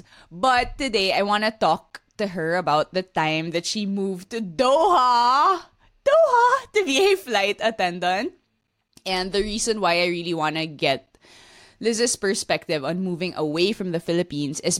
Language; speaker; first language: English; non-native, local second language; Filipino